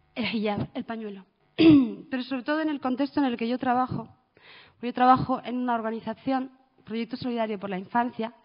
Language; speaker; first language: Spanish; early bilingual, other home language; Arabic